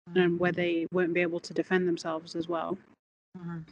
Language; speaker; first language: English; native; English